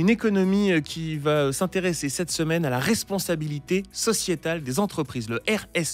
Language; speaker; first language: French; native; French